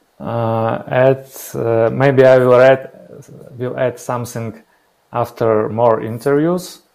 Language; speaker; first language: English; non-native, learner; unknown